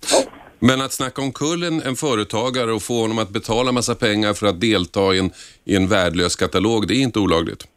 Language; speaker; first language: Swedish; native; Swedish